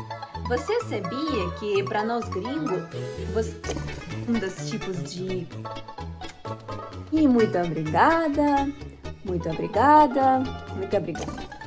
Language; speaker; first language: Portuguese; non-native, fluent; Russian